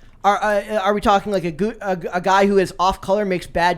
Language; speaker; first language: English; native; English